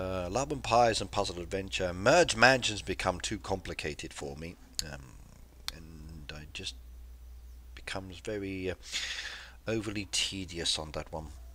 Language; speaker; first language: English; native; English